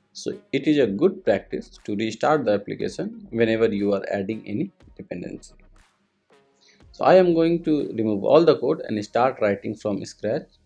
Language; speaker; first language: English; non-native, local second language; Hindi